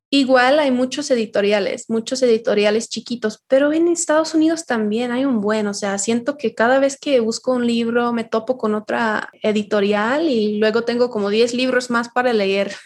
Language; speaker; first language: Spanish; non-native, fluent; English